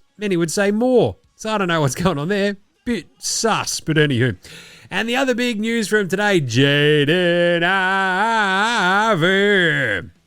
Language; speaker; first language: English; native; English